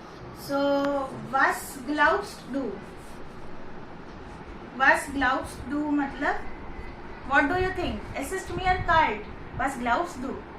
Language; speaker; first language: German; non-native, fluent; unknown